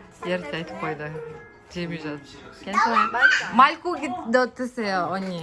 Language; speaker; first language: Korean; non-native, learner; Kazakh